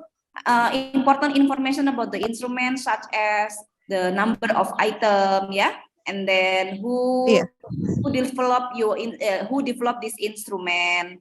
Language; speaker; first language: English; non-native, fluent; Indonesian